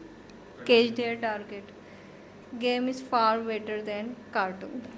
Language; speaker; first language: English; non-native, learner; Hindi